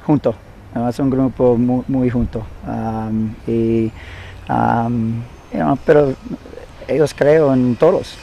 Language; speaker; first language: Spanish; non-native, learner; English